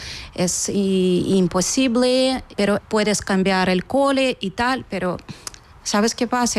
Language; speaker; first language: Spanish; non-native, fluent; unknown